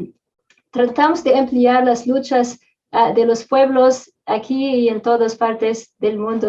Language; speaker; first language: Spanish; non-native, fluent; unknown